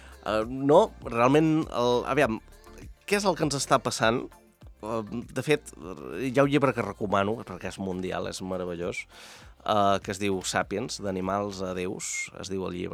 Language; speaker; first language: Catalan; native; Catalan